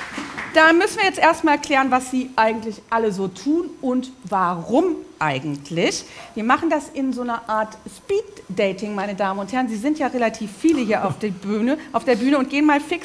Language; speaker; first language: German; native; German